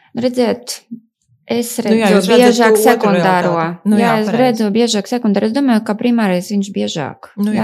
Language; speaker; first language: Latvian; non-native, local second language; Russian